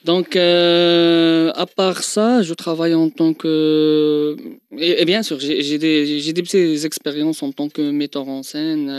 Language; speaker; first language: French; non-native, local second language; Arabic